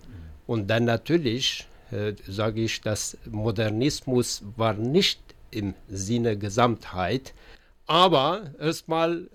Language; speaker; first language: German; non-native, learner; Persian